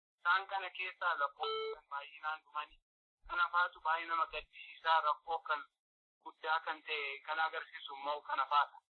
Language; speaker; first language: Oromo; early bilingual, heritage; Oromo